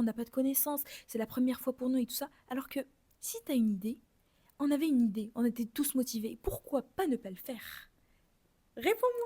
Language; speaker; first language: French; native; French